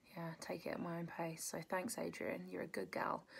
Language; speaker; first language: English; native; English